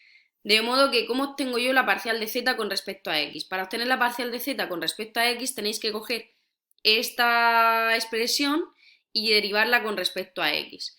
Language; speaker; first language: Spanish; native; Spanish